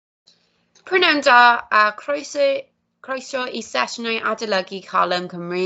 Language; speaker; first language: Welsh; non-native, local second language; English